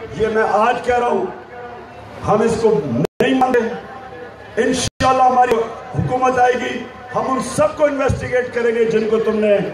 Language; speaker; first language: Urdu; native; Urdu